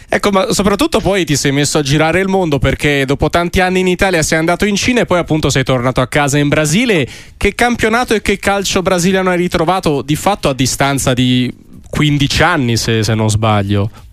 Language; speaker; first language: Italian; native; Italian